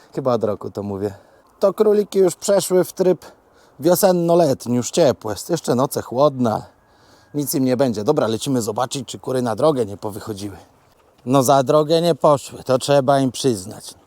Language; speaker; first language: Polish; native; Polish